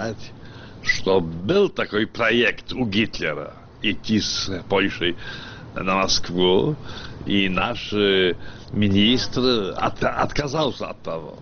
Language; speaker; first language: Russian; non-native, fluent; Polish